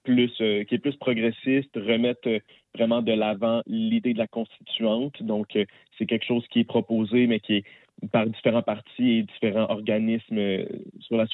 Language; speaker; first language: French; native; French